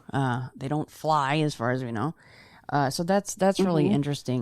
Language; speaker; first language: English; native; English